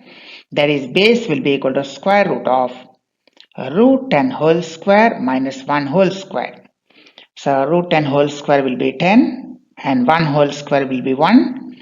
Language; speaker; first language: English; non-native, local second language; Bangla